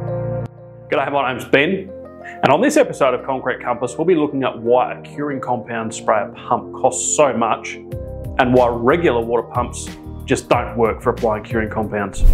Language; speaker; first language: English; native; English